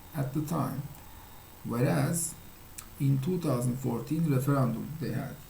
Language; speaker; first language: English; non-native, fluent; Turkish